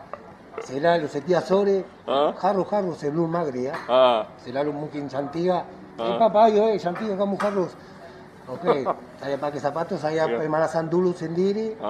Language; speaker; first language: Indonesian; non-native, fluent; Spanish